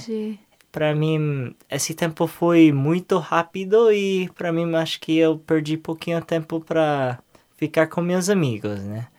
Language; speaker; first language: Portuguese; non-native, learner; English